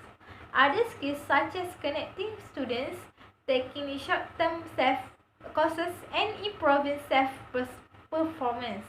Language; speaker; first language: English; non-native, local second language; Malay